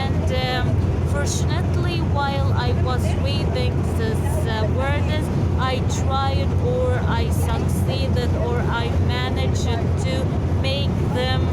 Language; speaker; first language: English; non-native, learner; Arabic